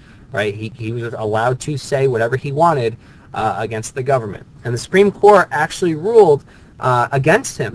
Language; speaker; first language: English; native; English